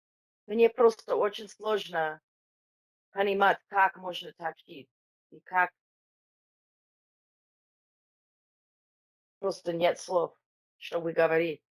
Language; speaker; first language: Russian; non-native, learner; English